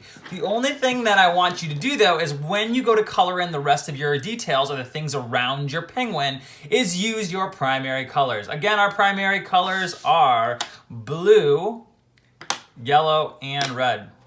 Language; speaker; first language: English; native; English